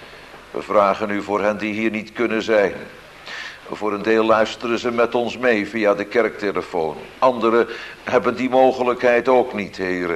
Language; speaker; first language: Dutch; native; Dutch